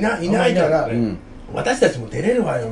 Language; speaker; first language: Japanese; native; Japanese